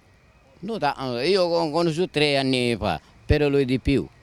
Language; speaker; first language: Italian; non-native, learner; Sinhala